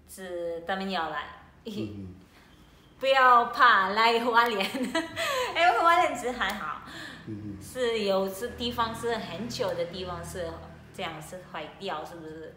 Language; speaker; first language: Chinese; non-native, learner; Filipino